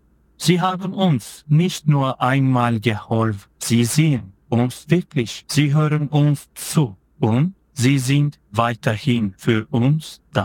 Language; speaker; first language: German; non-native, fluent; Turkish